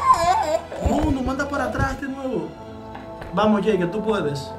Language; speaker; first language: Spanish; native; Spanish